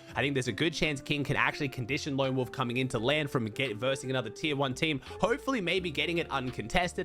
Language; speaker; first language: English; native; English